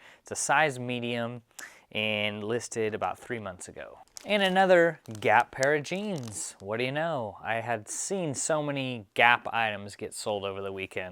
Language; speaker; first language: English; native; English